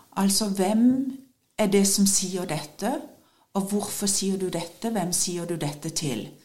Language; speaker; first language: Norwegian; native; Norwegian